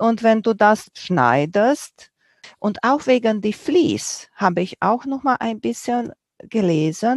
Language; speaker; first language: German; non-native, fluent; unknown